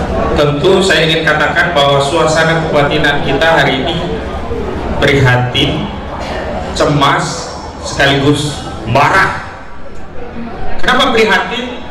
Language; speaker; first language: Indonesian; native; Indonesian